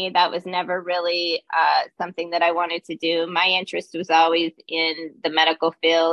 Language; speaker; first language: English; native; English